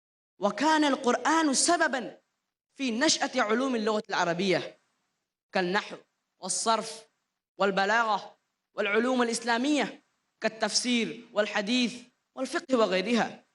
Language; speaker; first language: Arabic; non-native, learner; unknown